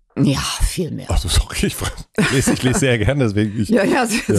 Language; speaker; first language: German; native; German